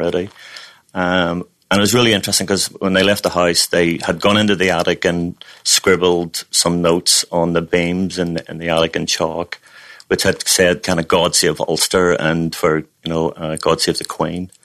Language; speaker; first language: English; native; English